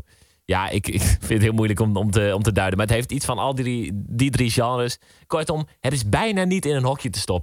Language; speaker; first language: Dutch; native; Dutch